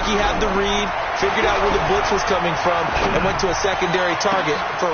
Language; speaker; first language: English; native; English